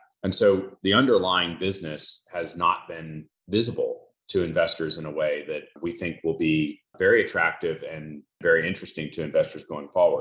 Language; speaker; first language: English; native; English